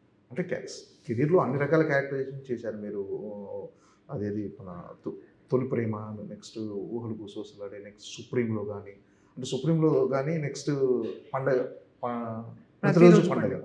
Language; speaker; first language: Telugu; native; Telugu